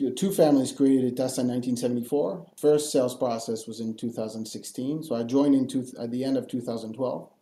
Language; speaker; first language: English; non-native, fluent; French